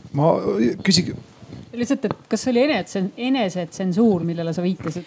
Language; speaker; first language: Estonian; native; Estonian